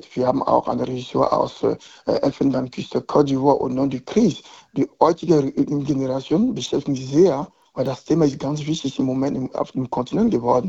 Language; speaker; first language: German; non-native, learner; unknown